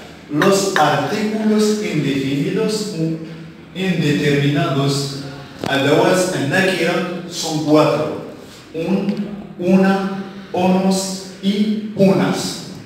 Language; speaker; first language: Spanish; non-native, fluent; Arabic